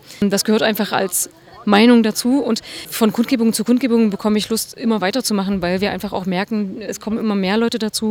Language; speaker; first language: German; native; German